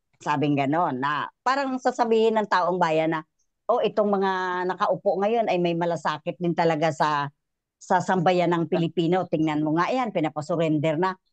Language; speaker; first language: Filipino; native; Filipino